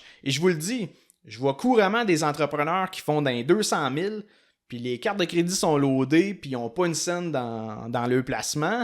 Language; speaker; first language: French; native; French